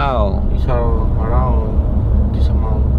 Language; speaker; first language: English; non-native, learner; Spanish